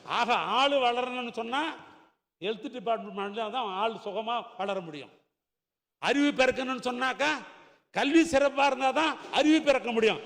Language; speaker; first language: Tamil; native; Tamil